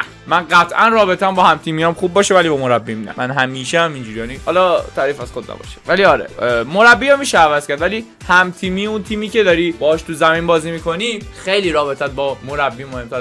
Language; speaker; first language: Persian; native; Persian